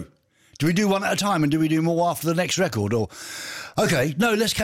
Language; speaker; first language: English; native; English